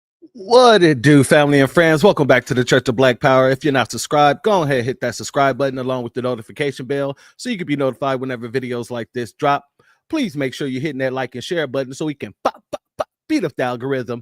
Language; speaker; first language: English; native; English